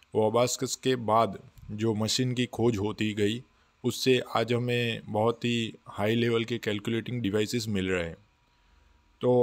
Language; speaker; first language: Hindi; non-native, local second language; Gujarati